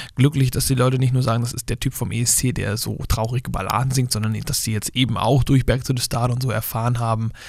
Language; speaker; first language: German; native; German